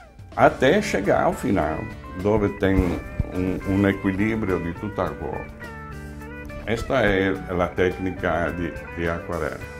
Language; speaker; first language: Portuguese; non-native, fluent; Italian